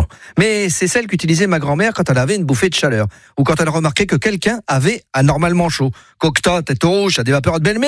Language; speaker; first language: French; native; French